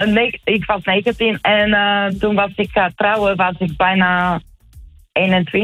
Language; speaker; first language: Dutch; non-native, learner; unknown